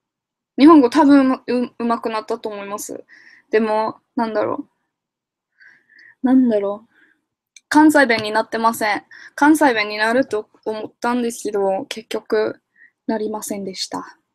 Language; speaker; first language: Japanese; non-native, fluent; English